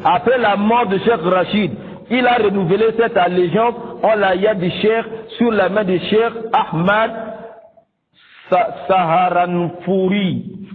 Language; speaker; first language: French; non-native, local second language; Lingala